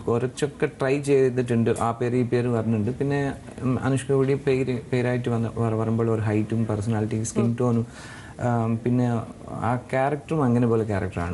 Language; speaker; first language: Malayalam; non-native, learner; Telugu